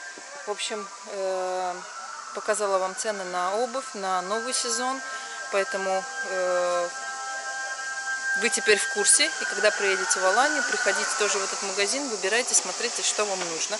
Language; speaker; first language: Russian; native; Russian